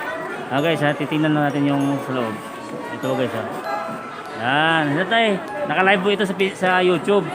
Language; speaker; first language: Filipino; native; Filipino